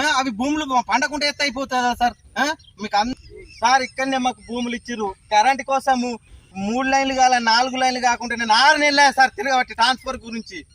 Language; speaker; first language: Telugu; native; Telugu